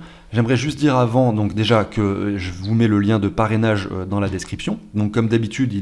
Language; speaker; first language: French; native; French